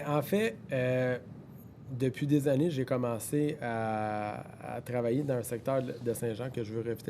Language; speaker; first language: French; native; French